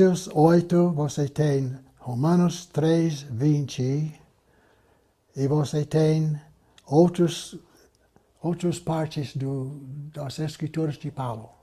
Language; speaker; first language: Portuguese; non-native, fluent; English